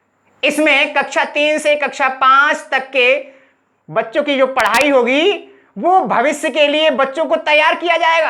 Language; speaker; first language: Hindi; native; Hindi